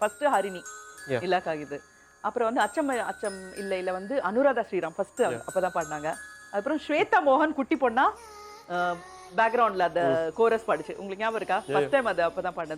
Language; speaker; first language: Tamil; native; Tamil